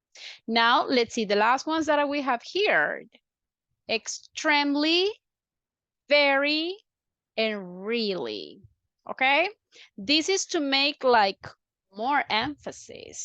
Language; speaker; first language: English; non-native, fluent; Spanish